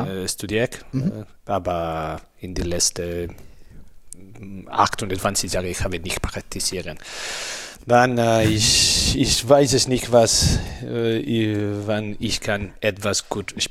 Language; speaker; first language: German; non-native, learner; Spanish